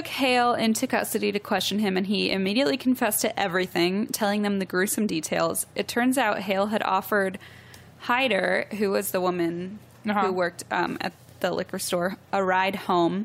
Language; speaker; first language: English; native; English